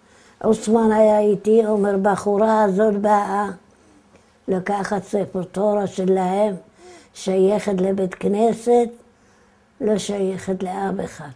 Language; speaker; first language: Hebrew; non-native, fluent; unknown